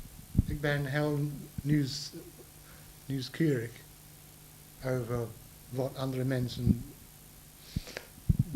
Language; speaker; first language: Dutch; non-native, learner; English